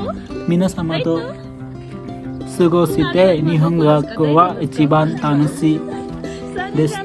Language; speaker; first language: Japanese; non-native, learner; Nepali